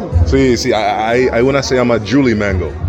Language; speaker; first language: Spanish; non-native, learner; English